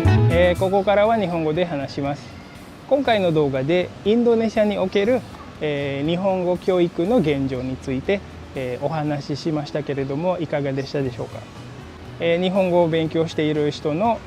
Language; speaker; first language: Japanese; non-native, fluent; Indonesian